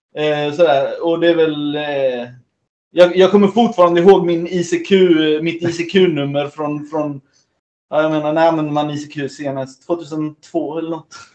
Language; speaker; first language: Swedish; early bilingual, other home language; Spanish